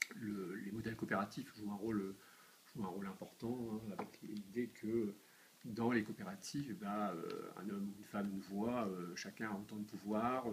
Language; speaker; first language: French; native; French